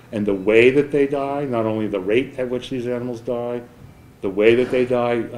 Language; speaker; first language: English; native; English